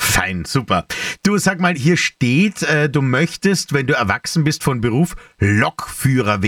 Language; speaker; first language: German; native; German